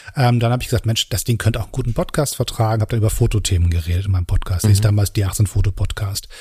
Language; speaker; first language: German; native; German